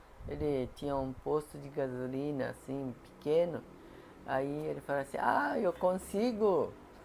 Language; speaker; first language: Portuguese; non-native, fluent; Japanese